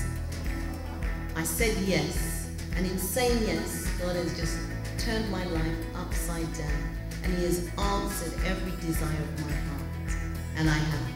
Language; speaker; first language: English; native; English